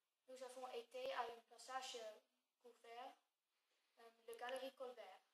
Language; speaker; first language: French; non-native, learner; Dutch